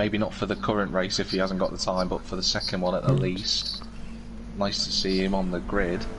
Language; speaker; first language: English; native; English